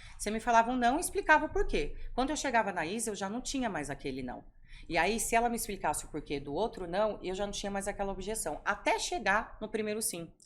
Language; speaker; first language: Portuguese; native; Portuguese